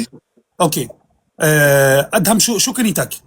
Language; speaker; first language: Arabic; native; Arabic